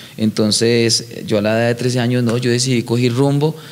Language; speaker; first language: Spanish; native; Spanish